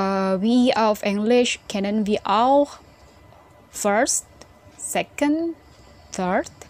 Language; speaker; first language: German; non-native, fluent; Indonesian